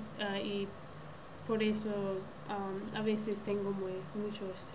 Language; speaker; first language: Spanish; non-native, learner; English